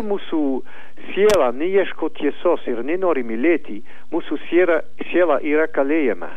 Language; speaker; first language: Lithuanian; non-native, learner; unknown